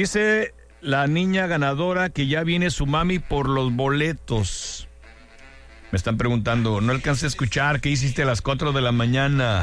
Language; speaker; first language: Spanish; native; Spanish